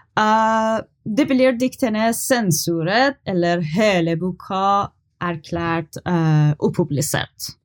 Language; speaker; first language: Norwegian; non-native, learner; Persian